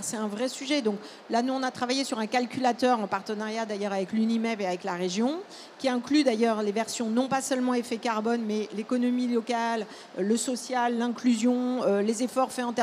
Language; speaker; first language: French; native; French